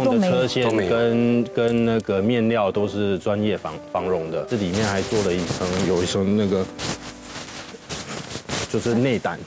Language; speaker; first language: Chinese; native; Chinese